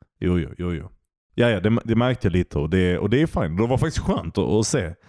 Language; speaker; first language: Swedish; early bilingual, other home language; Turkish